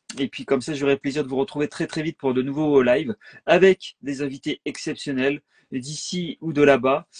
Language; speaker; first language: French; native; French